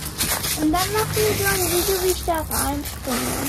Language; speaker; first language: German; early bilingual, other home language; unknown